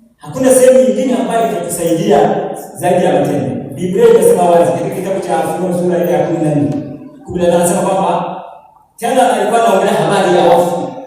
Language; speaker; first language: Swahili; native; Swahili